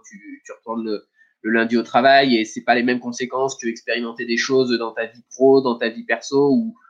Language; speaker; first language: French; native; French